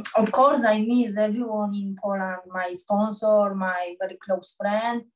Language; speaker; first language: English; non-native, learner; Polish